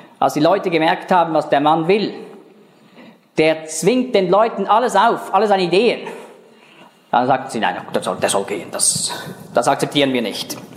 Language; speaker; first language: German; native; German